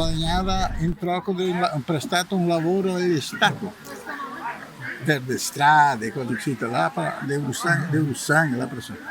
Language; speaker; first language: Italian; early bilingual, heritage; Portuguese